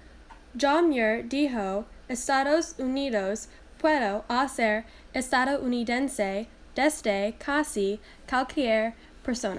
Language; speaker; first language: Spanish; non-native, learner; English